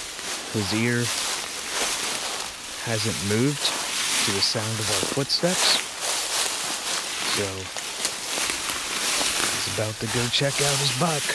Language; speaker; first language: English; native; English